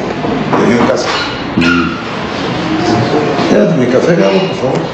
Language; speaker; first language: Spanish; native; Spanish